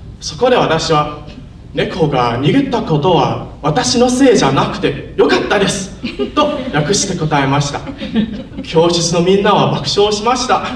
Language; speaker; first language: Japanese; non-native, learner; Chinese